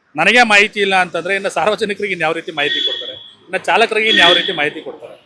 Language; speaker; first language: Kannada; native; Kannada